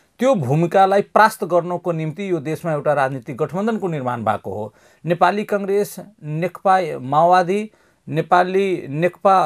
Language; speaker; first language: Nepali; non-native, local second language; Maithili